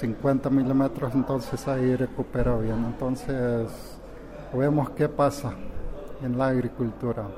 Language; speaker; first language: Spanish; non-native, local second language; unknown